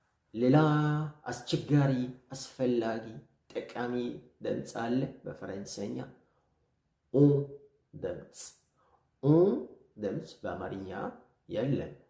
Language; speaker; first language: Amharic; non-native, learner; French